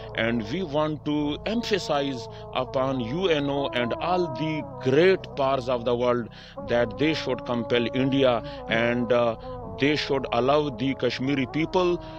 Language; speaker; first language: English; non-native, local second language; Pashto